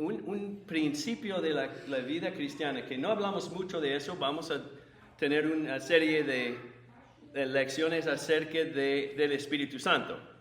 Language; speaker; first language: Spanish; non-native, fluent; English